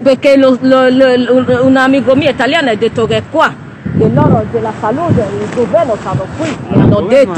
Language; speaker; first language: Italian; non-native, learner; Nigerian Pidgin